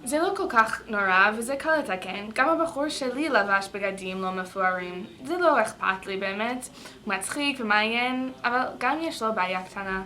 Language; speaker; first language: Hebrew; non-native, learner; English